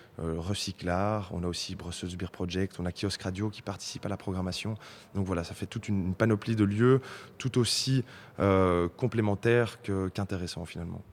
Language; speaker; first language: French; native; French